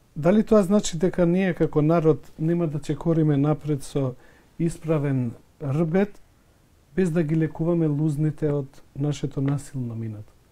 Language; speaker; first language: Macedonian; non-native, local second language; Albanian